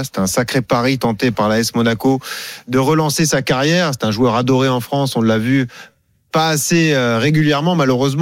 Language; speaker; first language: French; native; French